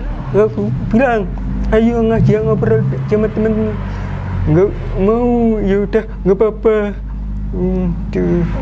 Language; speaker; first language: Indonesian; non-native, local second language; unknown